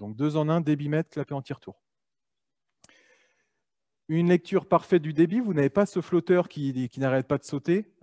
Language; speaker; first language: French; native; French